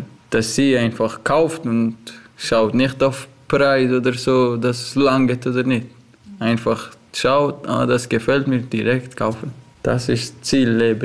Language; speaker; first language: German; non-native, learner; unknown